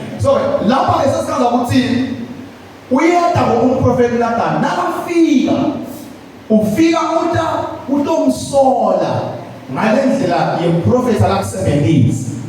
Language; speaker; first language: Zulu; non-native, local second language; Swati